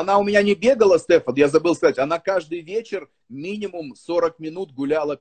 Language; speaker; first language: Russian; native; Russian